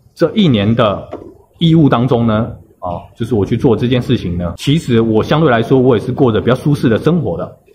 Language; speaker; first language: Chinese; native; Chinese